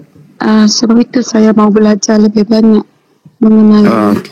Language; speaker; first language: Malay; non-native, local second language; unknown